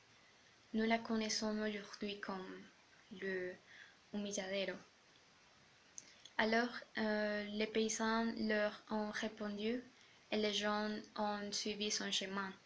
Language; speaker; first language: French; non-native, learner; Spanish